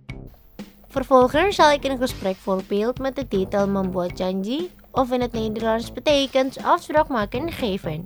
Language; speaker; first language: Dutch; non-native, learner; Indonesian